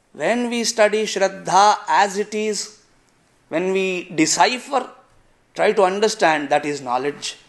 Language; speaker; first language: English; non-native, local second language; Telugu